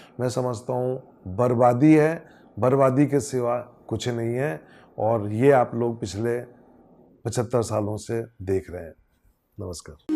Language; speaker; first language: Hindi; native; Hindi